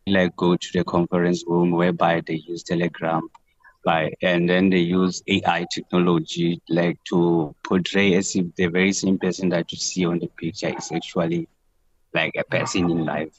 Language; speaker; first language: English; non-native, local second language; Southern Sotho